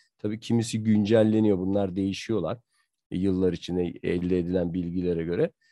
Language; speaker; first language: Turkish; native; Turkish